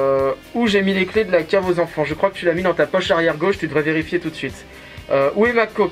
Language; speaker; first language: French; native; French